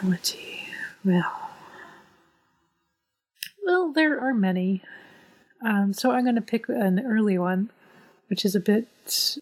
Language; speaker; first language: English; native; English